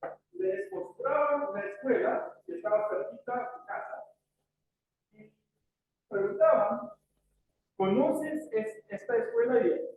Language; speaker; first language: Spanish; non-native, fluent; English